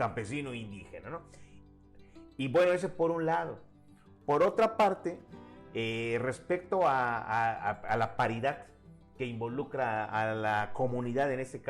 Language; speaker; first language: Spanish; native; Spanish